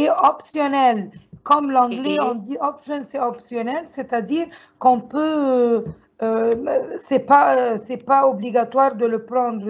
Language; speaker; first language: French; non-native, learner; Arabic